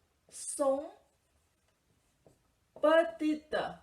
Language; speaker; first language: French; non-native, fluent; Khmer